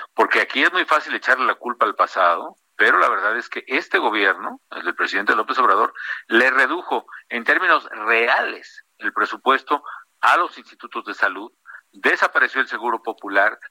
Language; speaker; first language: Spanish; native; Spanish